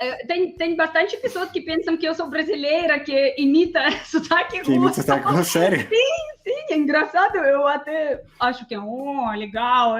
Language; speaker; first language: Portuguese; non-native, fluent; Russian